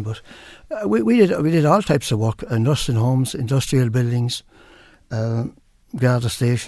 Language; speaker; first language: English; native; English